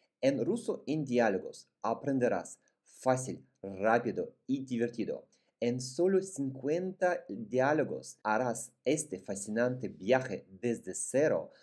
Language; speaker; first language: Spanish; non-native, fluent; Russian